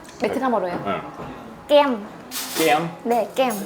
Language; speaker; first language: Korean; non-native, learner; Vietnamese